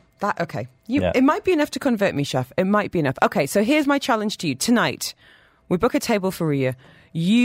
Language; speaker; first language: English; native; English